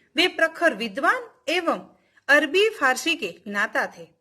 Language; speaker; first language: Hindi; non-native, local second language; Gujarati